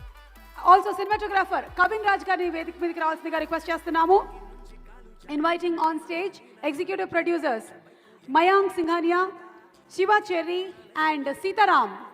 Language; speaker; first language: Telugu; native; Telugu